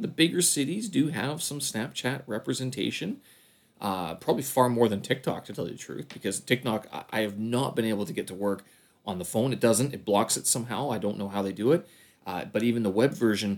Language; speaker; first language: English; native; English